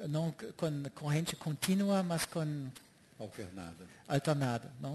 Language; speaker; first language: Portuguese; non-native, fluent; German